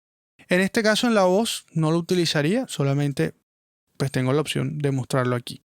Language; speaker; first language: Spanish; native; Spanish